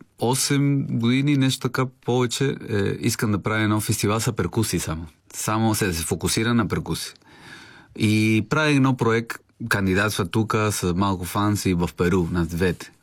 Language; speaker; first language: Bulgarian; non-native, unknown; Spanish